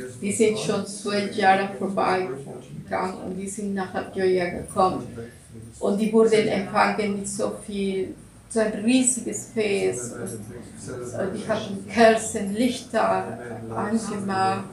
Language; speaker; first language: German; non-native, learner; Russian